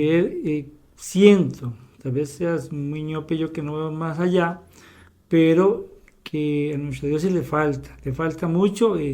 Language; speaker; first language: Spanish; native; Spanish